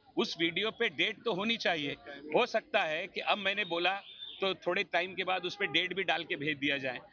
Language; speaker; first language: Hindi; native; Hindi